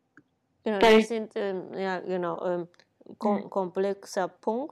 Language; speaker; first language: German; non-native, fluent; Japanese